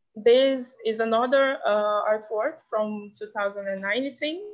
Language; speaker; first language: English; non-native, fluent; Portuguese